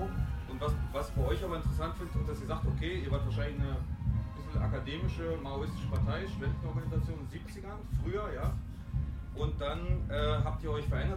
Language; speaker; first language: German; native; German